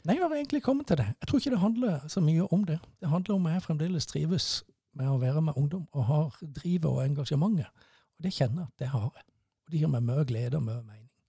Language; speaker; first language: Norwegian; native; Norwegian